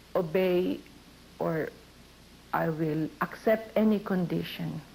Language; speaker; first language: English; non-native, local second language; Filipino